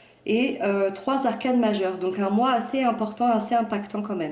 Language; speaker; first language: French; native; French